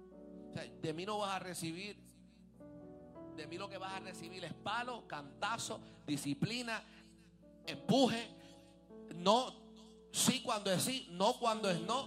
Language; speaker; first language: Spanish; native; Spanish